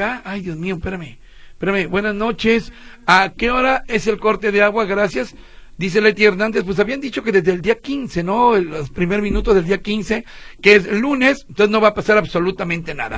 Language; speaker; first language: Spanish; native; Spanish